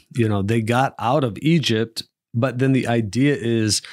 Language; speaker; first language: English; native; English